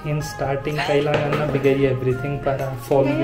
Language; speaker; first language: Filipino; non-native, learner; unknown